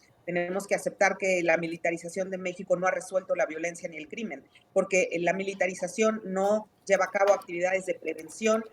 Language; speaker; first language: Spanish; native; Spanish